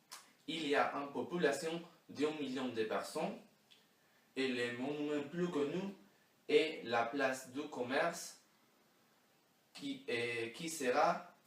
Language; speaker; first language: French; non-native, learner; Spanish